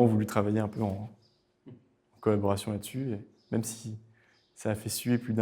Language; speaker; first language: French; native; French